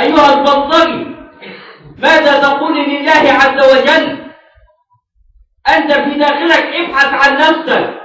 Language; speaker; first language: Arabic; native; Arabic